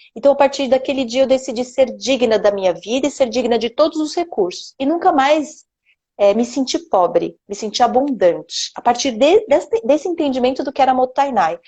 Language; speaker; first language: Portuguese; non-native, local second language; Japanese